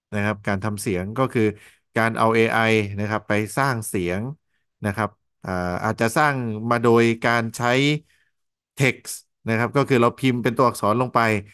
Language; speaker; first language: Thai; native; Thai